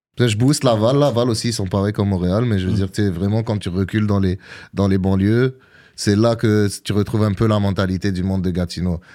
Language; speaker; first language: French; early bilingual, other home language; Arabic